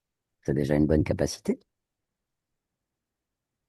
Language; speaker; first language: French; native; French